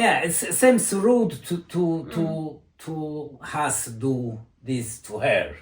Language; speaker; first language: English; non-native, learner; Italian